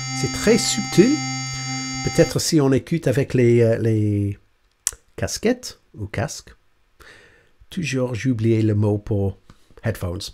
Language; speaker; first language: French; non-native, learner; English